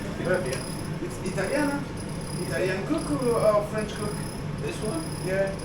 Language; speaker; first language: English; non-native, learner; French